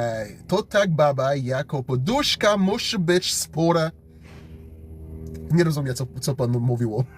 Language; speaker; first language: Polish; non-native, learner; English